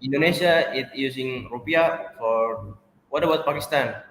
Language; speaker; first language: English; non-native, learner; Indonesian